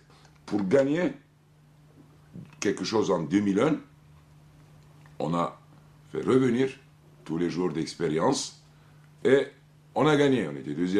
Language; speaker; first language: French; non-native, fluent; Turkish